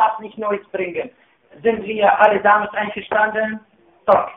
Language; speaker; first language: German; non-native, fluent; Arabic